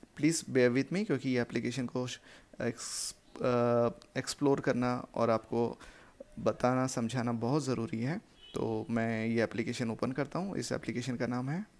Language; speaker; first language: Hindi; native; Hindi